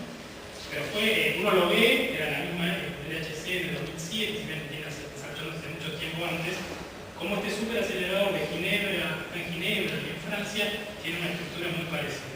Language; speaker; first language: Spanish; native; Spanish